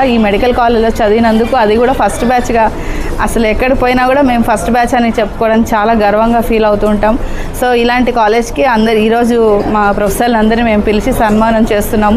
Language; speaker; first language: Telugu; native; Telugu